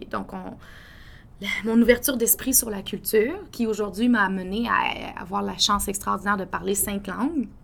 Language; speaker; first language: French; native; French